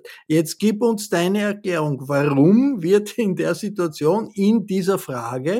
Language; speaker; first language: German; native; German